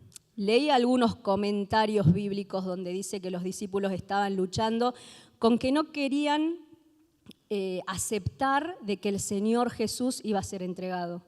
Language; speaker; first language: Spanish; native; Spanish